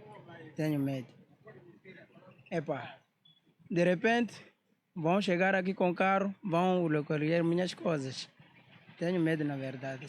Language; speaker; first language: Portuguese; non-native, local second language; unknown